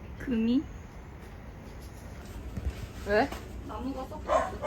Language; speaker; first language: Korean; native; Korean